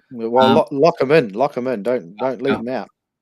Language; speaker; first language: English; native; English